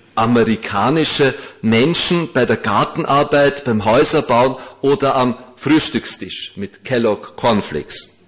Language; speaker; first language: German; native; German